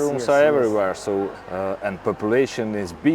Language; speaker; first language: English; non-native, fluent; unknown